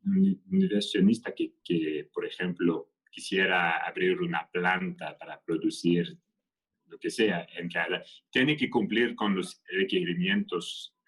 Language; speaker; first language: Spanish; non-native, fluent; French